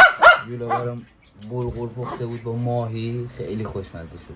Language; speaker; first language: Persian; native; Persian